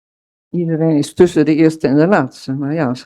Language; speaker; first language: Dutch; non-native, learner; Spanish